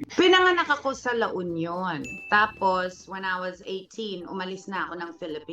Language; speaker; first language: Filipino; early bilingual, heritage; Filipino